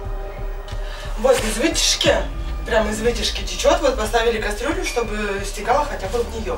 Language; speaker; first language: Russian; native; Russian